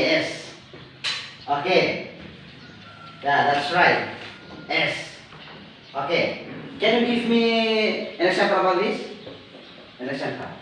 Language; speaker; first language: English; non-native, learner; Indonesian